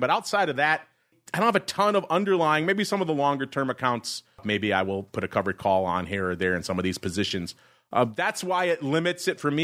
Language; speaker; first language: English; native; English